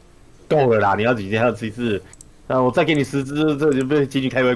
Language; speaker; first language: Chinese; native; Chinese